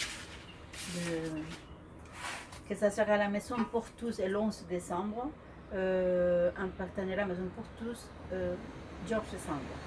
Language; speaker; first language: French; non-native, fluent; Spanish